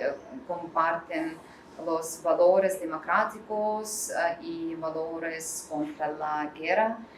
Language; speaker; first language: Spanish; non-native, learner; Russian